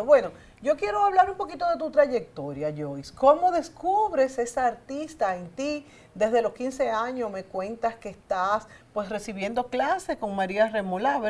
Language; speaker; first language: Spanish; native; Spanish